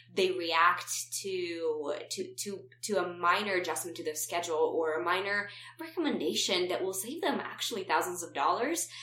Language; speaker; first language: English; non-native, fluent; Romanian